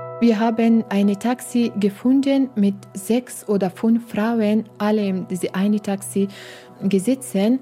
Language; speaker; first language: German; non-native, learner; Persian